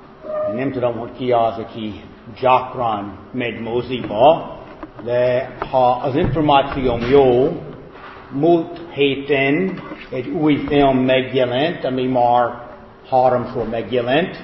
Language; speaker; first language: Hungarian; non-native, fluent; English